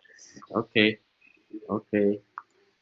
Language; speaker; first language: English; non-native, learner; Indonesian